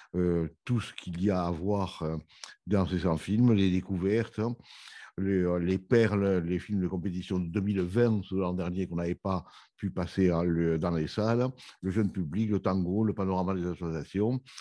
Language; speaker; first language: French; native; French